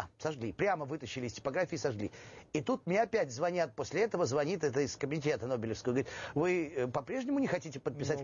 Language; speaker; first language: Russian; native; Russian